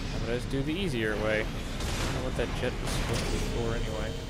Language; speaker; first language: English; native; English